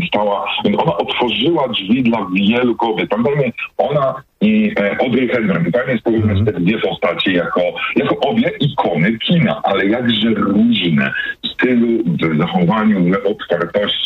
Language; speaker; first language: Polish; native; Polish